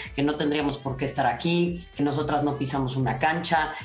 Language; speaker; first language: Spanish; native; Spanish